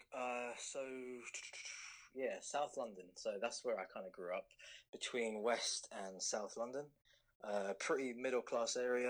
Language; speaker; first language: English; native; English